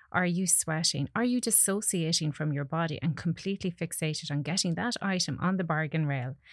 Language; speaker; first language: English; native; English